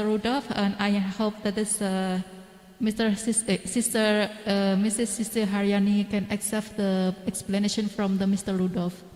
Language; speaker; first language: English; non-native, learner; Indonesian